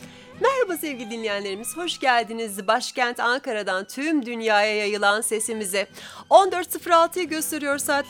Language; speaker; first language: Turkish; native; Turkish